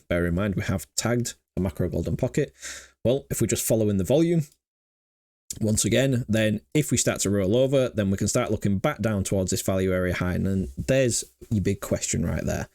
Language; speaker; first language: English; native; English